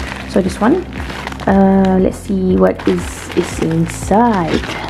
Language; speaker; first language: English; non-native, local second language; Malay